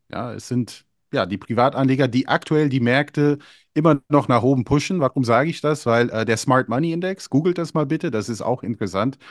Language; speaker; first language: German; early bilingual, other home language; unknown